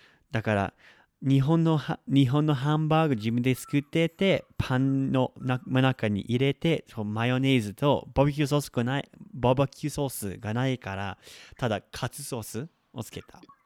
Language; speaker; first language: Japanese; non-native, fluent; English